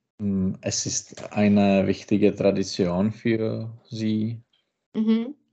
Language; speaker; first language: German; non-native, learner; Czech